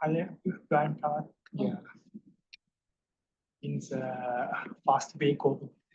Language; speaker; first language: English; non-native, fluent; Japanese